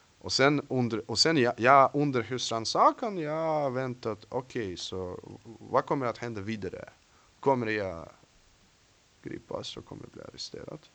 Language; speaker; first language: Swedish; non-native, fluent; Russian